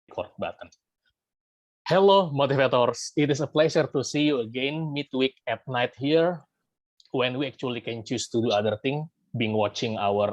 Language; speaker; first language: English; non-native, fluent; Indonesian